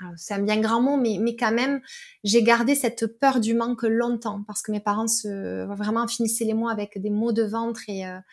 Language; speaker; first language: French; native; French